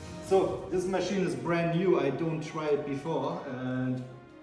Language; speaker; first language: English; non-native, fluent; German